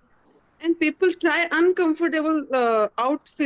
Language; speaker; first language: English; non-native, learner; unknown